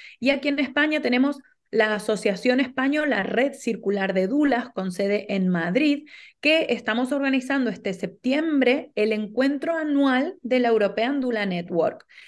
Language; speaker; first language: Spanish; native; Spanish